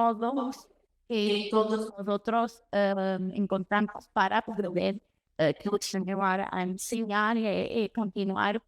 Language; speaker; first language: Spanish; non-native, learner; Portuguese